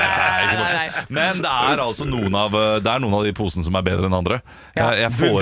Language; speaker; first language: Norwegian; native; Norwegian